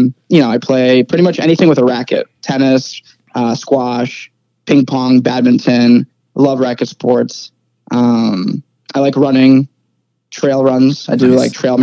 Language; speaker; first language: English; native; English